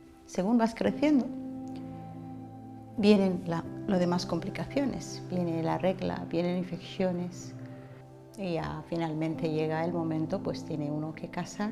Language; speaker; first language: Spanish; non-native, fluent; Somali